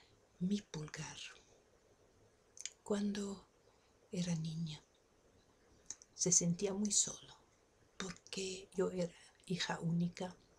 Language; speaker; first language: Spanish; non-native, fluent; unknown